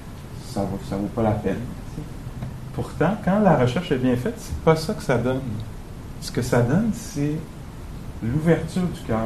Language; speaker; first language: French; native; French